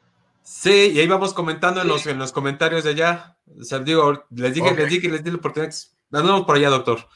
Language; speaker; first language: Spanish; native; Spanish